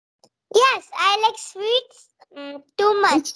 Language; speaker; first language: English; non-native, learner; Marathi